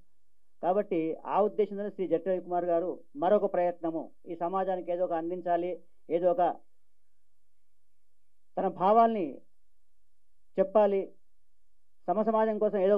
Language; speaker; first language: Telugu; native; Telugu